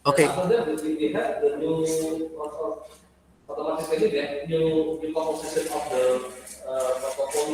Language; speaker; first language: English; non-native, learner; Indonesian